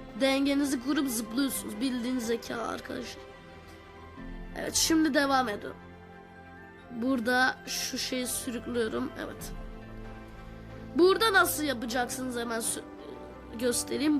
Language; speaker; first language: Turkish; native; Turkish